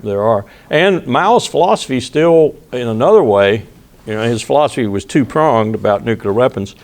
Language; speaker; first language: English; native; English